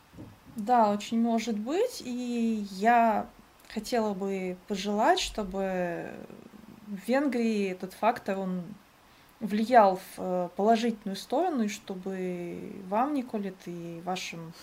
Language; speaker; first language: Russian; native; Russian